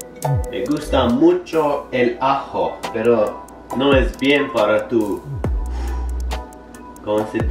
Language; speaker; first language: Spanish; non-native, learner; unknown